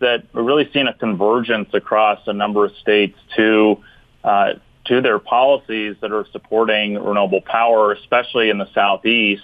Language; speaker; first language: English; native; English